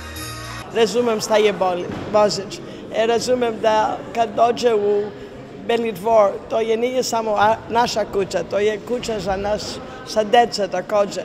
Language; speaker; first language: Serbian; non-native, learner; English